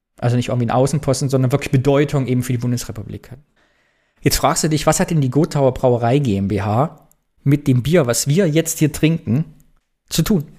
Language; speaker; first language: German; native; German